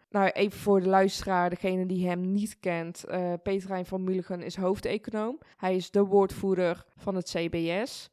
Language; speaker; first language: Dutch; early bilingual, other home language; Persian